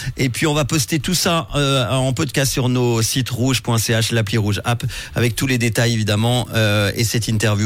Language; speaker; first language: French; native; French